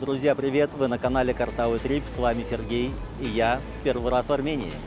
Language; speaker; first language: Russian; native; Russian